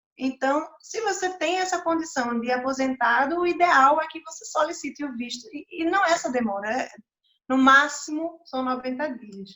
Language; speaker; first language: Portuguese; native; Portuguese